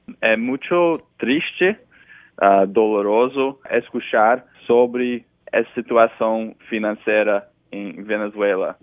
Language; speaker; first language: Spanish; non-native, learner; Portuguese